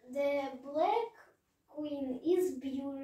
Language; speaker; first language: English; non-native, learner; Russian